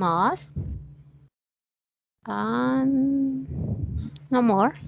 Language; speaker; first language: English; non-native, learner; Spanish